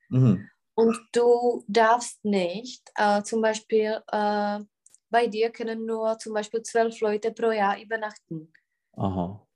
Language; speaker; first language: German; non-native, fluent; Czech